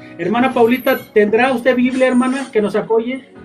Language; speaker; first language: Spanish; native; Spanish